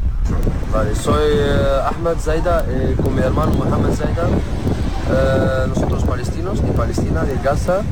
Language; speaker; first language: Spanish; non-native, learner; Arabic